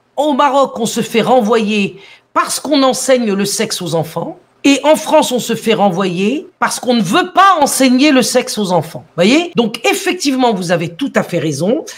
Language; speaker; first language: French; early bilingual, other home language; Arabic